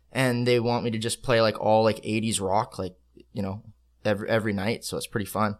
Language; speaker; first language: English; native; English